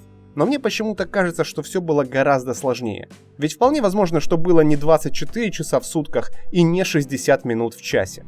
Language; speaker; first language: Russian; native; Russian